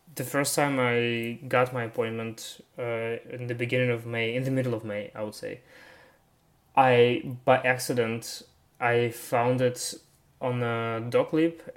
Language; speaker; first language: English; non-native, fluent; Russian